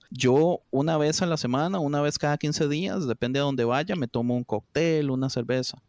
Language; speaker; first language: Spanish; native; Spanish